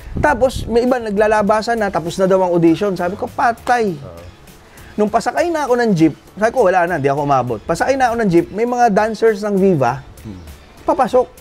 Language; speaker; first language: Filipino; native; Filipino